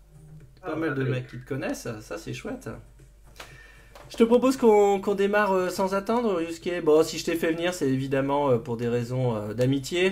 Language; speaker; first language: French; native; French